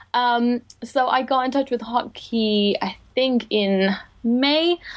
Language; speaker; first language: English; non-native, fluent; Dutch